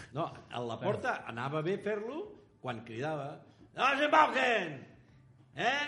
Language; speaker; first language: Catalan; native; Catalan